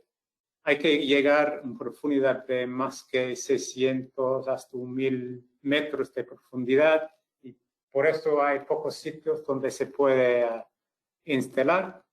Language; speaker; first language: Spanish; non-native, fluent; English